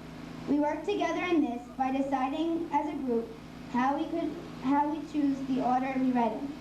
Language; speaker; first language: English; native; English